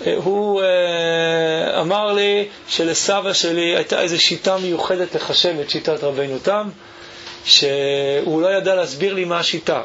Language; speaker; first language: Hebrew; early bilingual, other home language; English